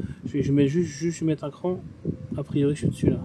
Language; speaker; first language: French; native; French